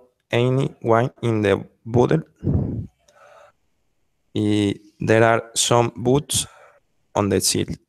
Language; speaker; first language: English; non-native, learner; Spanish